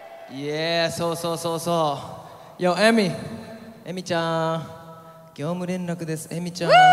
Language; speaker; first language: Japanese; early bilingual, heritage; Japanese